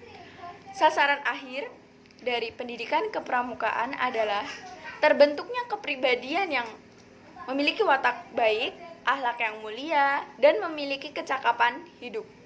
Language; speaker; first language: Indonesian; native; Indonesian